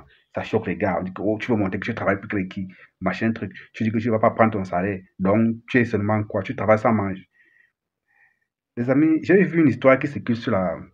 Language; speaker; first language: French; native; French